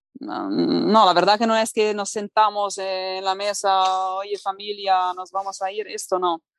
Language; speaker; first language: Spanish; non-native, fluent; Italian